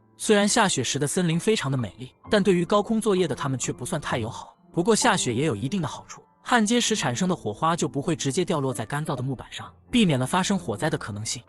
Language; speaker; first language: Chinese; native; Chinese